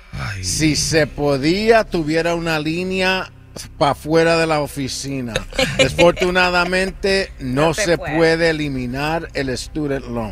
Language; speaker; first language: Spanish; early bilingual, other home language; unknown